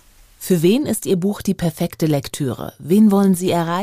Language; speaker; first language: German; native; German